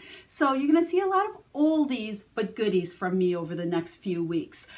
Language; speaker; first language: English; native; English